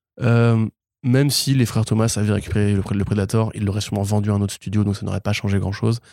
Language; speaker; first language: French; native; French